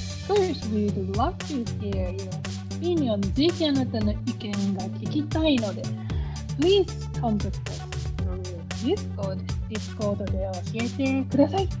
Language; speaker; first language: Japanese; non-native, learner; German